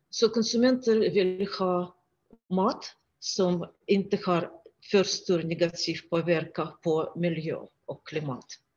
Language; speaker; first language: Swedish; non-native, fluent; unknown